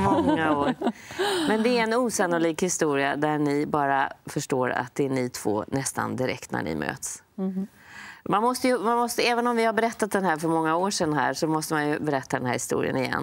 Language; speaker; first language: Swedish; native; Swedish